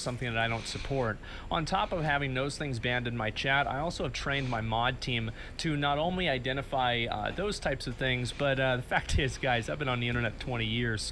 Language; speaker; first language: English; native; English